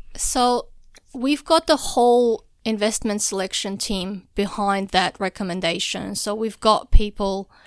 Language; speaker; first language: English; non-native, fluent; Albanian